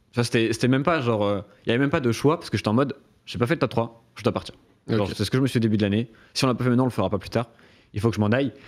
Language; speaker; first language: French; native; French